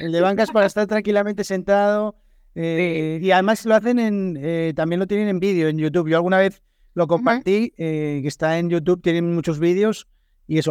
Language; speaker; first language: Spanish; native; Spanish